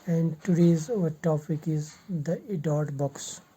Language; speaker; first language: English; non-native, local second language; Urdu